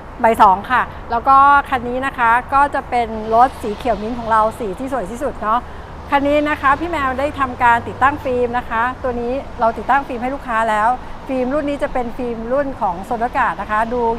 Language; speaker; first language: Thai; native; Thai